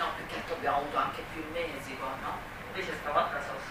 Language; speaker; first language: Italian; native; Italian